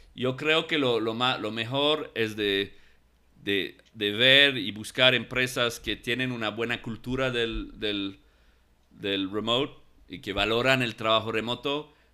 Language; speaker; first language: Spanish; non-native, fluent; English